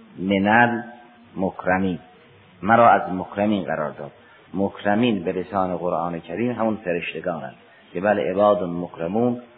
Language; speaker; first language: Persian; native; Persian